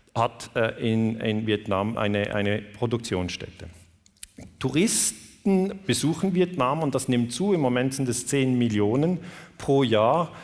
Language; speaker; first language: German; native; German